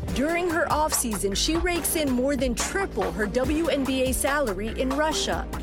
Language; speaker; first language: English; non-native, fluent; Somali